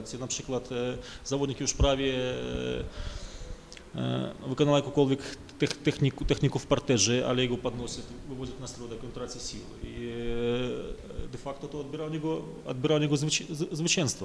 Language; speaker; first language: Polish; non-native, fluent; Russian